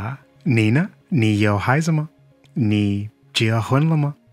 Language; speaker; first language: Chinese; non-native, learner; English